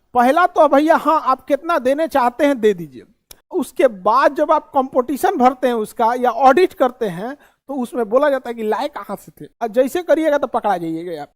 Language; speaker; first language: Hindi; native; Hindi